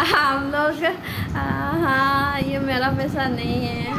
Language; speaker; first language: Hindi; non-native, local second language; Assamese